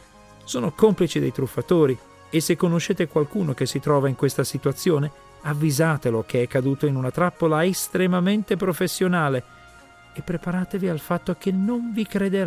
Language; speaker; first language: Italian; native; Italian